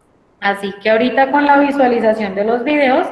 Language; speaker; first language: Spanish; native; Spanish